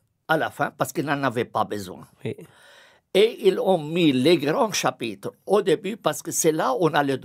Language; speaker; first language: French; non-native, fluent; Arabic